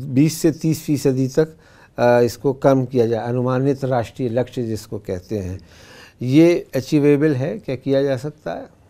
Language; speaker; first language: Hindi; native; Hindi